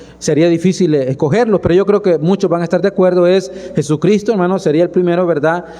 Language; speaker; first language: Spanish; native; Spanish